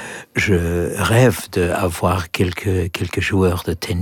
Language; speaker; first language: French; non-native, learner; English